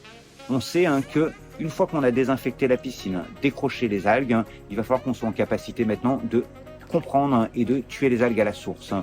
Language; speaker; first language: French; native; French